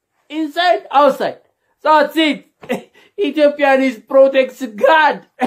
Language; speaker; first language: English; non-native, learner; Amharic